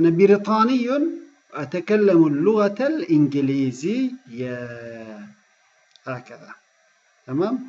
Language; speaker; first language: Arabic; non-native, fluent; Turkish